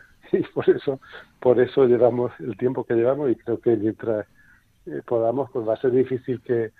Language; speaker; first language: Spanish; native; Spanish